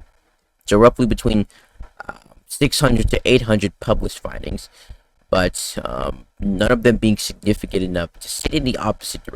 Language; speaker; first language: English; native; English